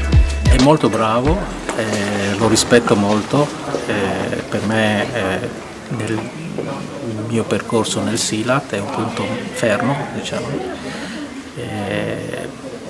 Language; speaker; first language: Italian; non-native, fluent; Malayalam